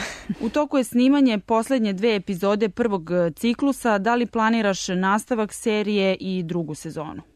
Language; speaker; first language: Serbian; native; Serbian